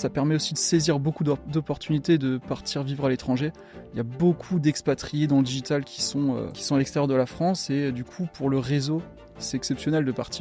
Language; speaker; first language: French; native; French